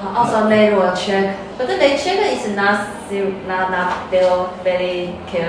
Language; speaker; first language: English; non-native, learner; Chinese